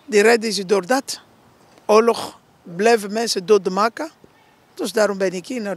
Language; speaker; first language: Dutch; non-native, learner; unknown